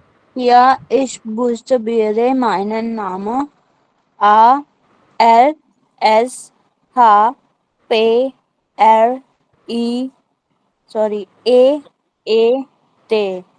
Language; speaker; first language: German; non-native, learner; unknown